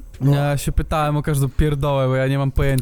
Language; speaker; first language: Polish; native; Polish